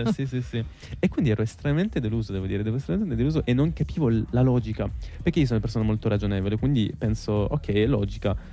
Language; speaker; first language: Italian; non-native, fluent; Arabic